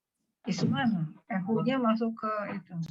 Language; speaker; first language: Indonesian; native; Indonesian